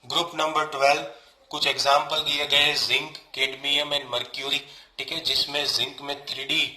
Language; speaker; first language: Hindi; non-native, local second language; Gujarati